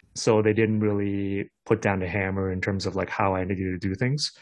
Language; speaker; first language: English; non-native, local second language; Cantonese